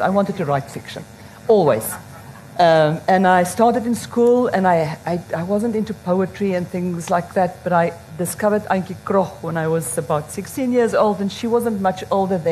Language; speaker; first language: English; non-native, local second language; Afrikaans